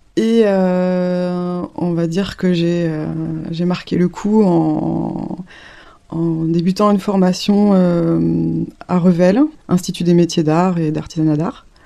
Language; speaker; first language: French; native; French